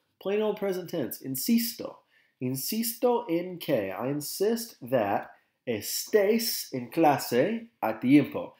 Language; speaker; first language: Spanish; non-native, fluent; English